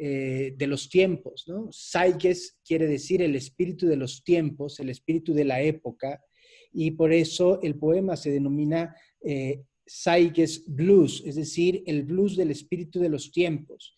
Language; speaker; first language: Spanish; native; Spanish